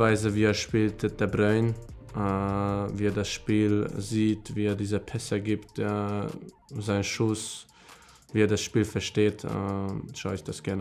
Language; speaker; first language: German; non-native, fluent; Hungarian